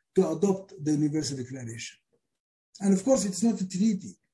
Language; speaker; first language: English; non-native, fluent; Arabic